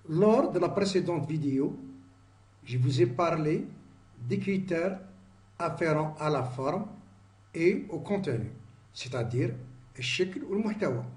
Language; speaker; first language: French; non-native, local second language; Arabic